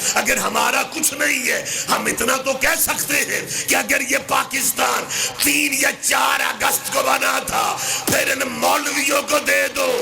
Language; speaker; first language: Urdu; non-native, local second language; Punjabi